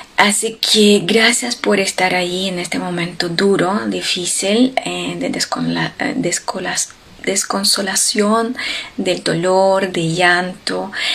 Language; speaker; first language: Spanish; non-native, fluent; Ukrainian